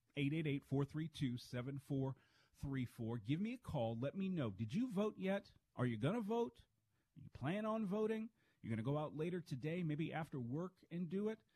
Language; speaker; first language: English; native; English